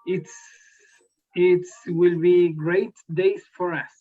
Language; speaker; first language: English; non-native, learner; Spanish